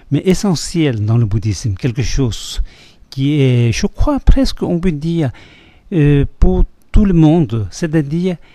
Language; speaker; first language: French; non-native, fluent; Tibetan